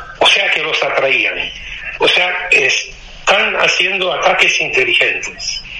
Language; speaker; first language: Spanish; non-native, fluent; Romanian